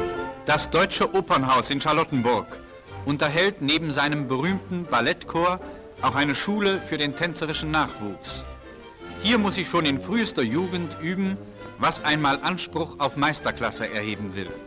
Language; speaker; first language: German; native; German